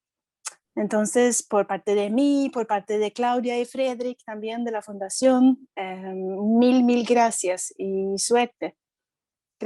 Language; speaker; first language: Spanish; non-native, fluent; Swedish